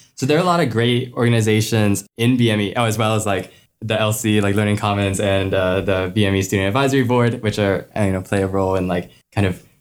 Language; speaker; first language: English; native; English